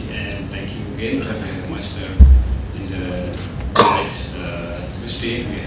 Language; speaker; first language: English; non-native, learner; Indonesian